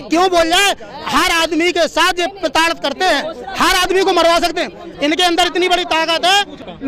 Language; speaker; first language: Hindi; native; Hindi